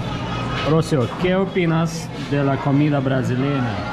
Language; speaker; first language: Spanish; non-native, learner; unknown